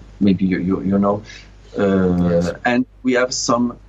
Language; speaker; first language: English; non-native, learner; Italian